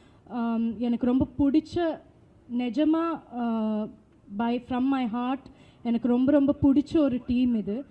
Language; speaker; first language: Tamil; non-native, local second language; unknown